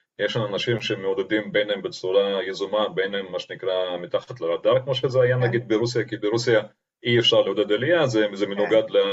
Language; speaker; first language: Hebrew; non-native, fluent; Russian